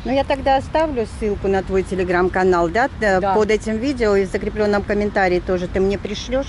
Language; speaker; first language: Russian; native; Russian